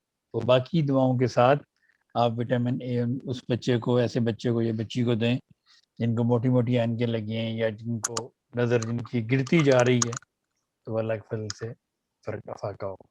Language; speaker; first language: Urdu; native; Urdu